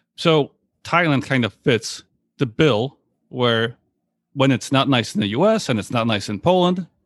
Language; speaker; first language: English; early bilingual, other home language; Polish